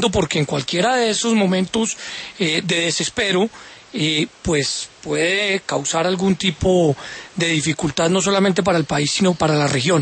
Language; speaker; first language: Spanish; native; Spanish